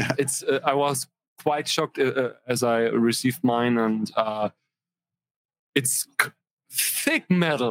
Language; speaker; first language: English; non-native, fluent; German